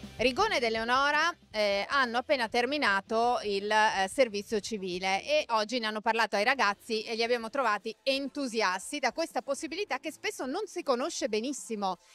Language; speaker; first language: Italian; native; Italian